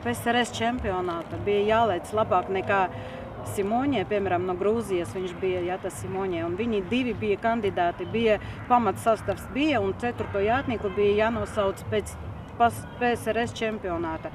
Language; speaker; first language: Latvian; non-native, local second language; Russian